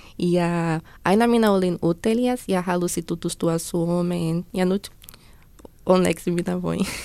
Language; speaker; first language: Finnish; non-native, learner; Portuguese